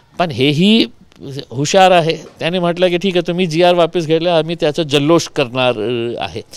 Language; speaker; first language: Marathi; non-native, local second language; Urdu